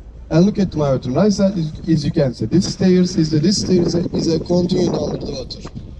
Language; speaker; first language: English; non-native, learner; Turkish